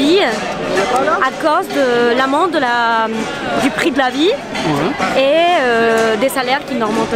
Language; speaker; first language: French; non-native, fluent; Spanish